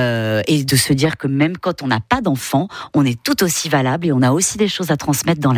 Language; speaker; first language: French; native; French